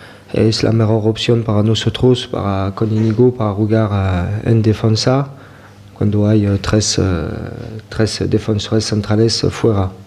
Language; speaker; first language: Spanish; non-native, fluent; French